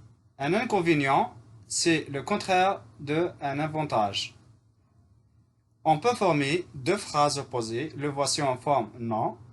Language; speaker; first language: French; non-native, fluent; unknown